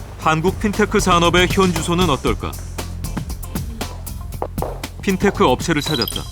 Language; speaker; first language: Korean; native; Korean